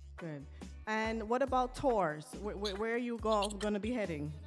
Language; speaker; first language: English; native; English